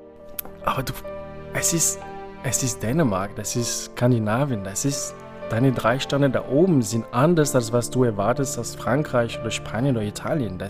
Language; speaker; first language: German; non-native, fluent; French